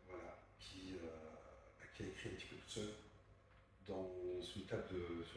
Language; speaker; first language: French; native; French